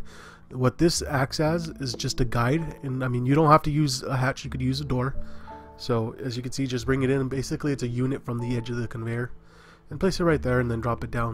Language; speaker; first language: English; native; English